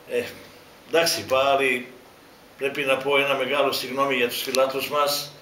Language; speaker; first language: Greek; non-native, fluent; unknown